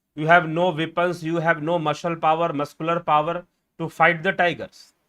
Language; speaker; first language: English; non-native, local second language; Hindi